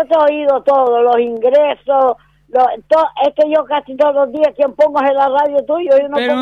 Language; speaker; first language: Spanish; native; Spanish